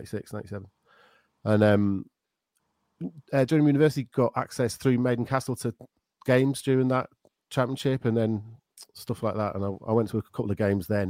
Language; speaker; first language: English; native; English